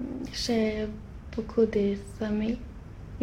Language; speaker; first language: French; non-native, learner; Swedish